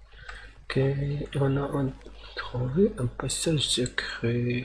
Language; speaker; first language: French; non-native, learner; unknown